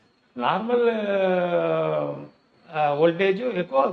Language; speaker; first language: Telugu; non-native, learner; Tamil